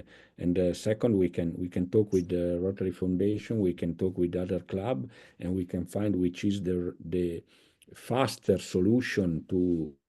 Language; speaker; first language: English; non-native, fluent; Italian